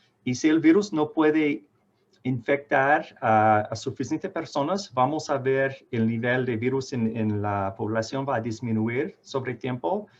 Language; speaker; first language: Spanish; non-native, fluent; English